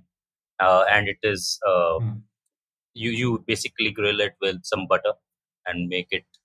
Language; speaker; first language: English; non-native, local second language; Hindi